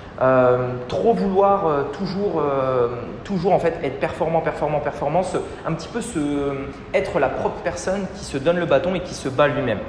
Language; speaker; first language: French; native; French